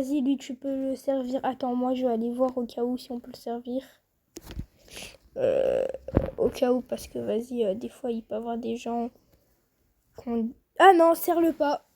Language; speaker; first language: French; native; French